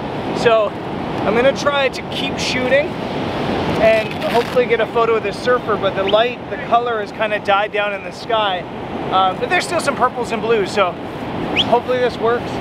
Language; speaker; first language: English; native; English